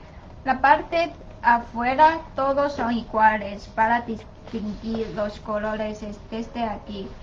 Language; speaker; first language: Spanish; non-native, learner; Chinese